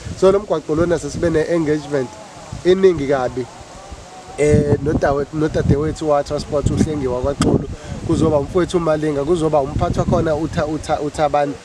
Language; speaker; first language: Zulu; native; Zulu